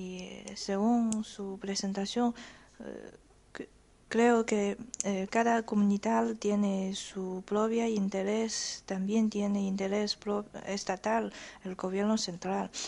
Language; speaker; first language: Spanish; non-native, fluent; Chinese